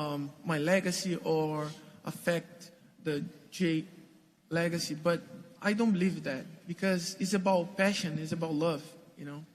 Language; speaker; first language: English; non-native, learner; Portuguese